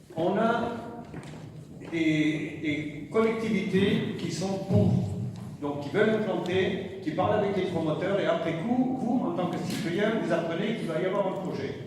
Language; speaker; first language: French; non-native, fluent; German